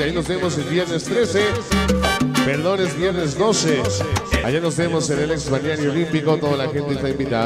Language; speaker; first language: Spanish; native; Spanish